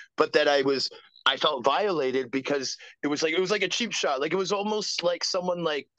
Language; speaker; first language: English; native; English